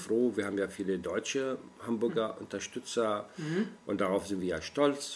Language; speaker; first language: German; non-native, fluent; Arabic